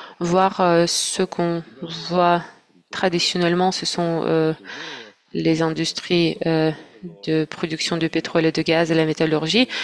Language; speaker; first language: French; non-native, fluent; Russian